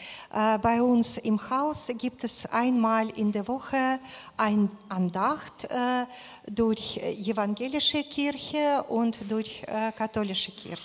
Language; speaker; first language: German; non-native, fluent; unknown